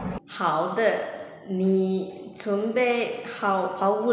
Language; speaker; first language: Chinese; non-native, learner; Malay